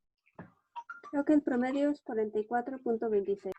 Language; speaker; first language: Spanish; native; Spanish